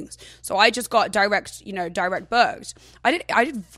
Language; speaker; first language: English; native; English